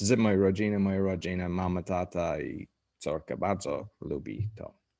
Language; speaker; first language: Polish; non-native, learner; English